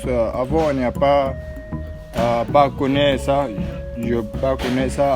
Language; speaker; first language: French; non-native, learner; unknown